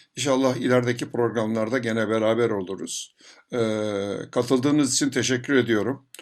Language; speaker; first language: Turkish; native; Turkish